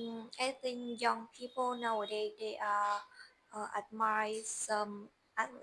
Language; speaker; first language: English; non-native, learner; Vietnamese